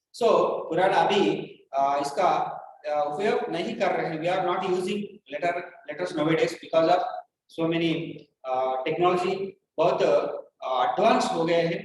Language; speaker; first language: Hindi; non-native, local second language; Telugu